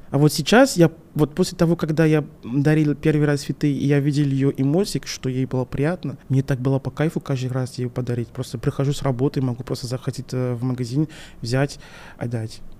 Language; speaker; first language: Russian; non-native, fluent; French